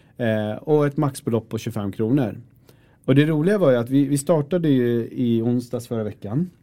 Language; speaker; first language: Swedish; early bilingual, other home language; Kurdish